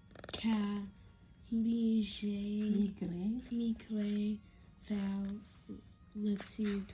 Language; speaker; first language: French; non-native, learner; English